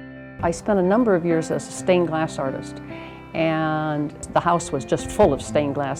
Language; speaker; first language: English; native; English